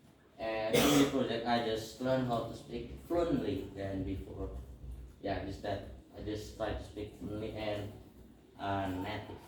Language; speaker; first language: English; non-native, learner; Indonesian